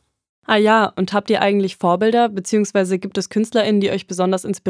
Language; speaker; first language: German; native; German